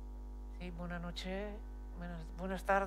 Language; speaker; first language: Spanish; non-native, fluent; Basque